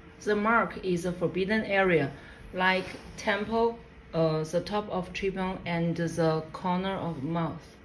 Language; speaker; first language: English; non-native, learner; Chinese